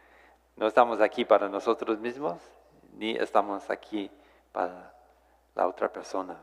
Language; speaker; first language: Spanish; non-native, fluent; English